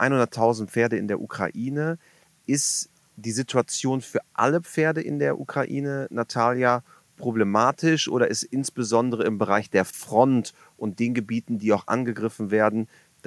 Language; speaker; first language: German; native; German